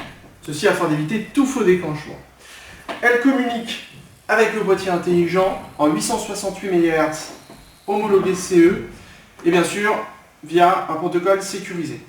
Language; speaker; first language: French; native; French